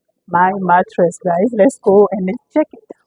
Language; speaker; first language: English; non-native, fluent; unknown